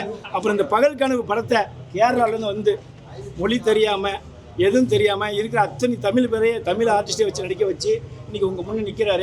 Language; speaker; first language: Tamil; native; Tamil